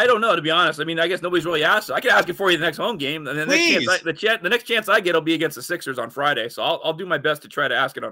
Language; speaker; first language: English; native; English